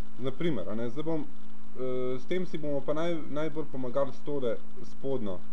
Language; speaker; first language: Slovenian; early bilingual, other home language; Bosnian